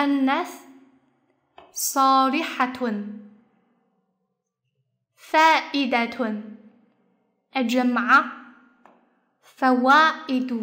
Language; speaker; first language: Arabic; non-native, fluent; Chinese